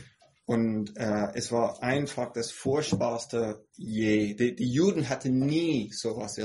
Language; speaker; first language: German; non-native, fluent; English